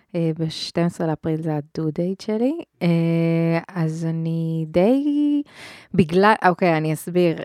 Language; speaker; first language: Hebrew; early bilingual, other home language; Spanish